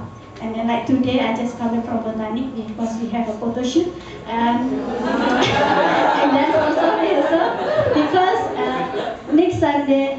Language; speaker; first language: English; non-native, learner; Indonesian